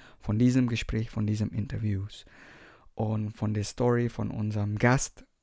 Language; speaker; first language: German; non-native, fluent; Indonesian